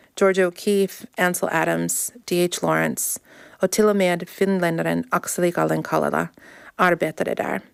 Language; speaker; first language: Swedish; early bilingual, heritage; Swedish